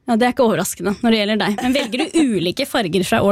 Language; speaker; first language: Norwegian; native; Norwegian